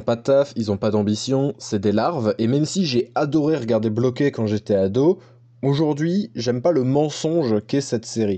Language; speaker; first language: French; native; French